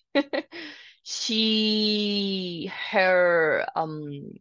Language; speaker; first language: English; non-native, fluent; Spanish